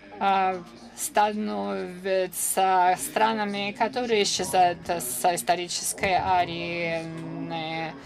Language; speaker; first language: Russian; non-native, local second language; Armenian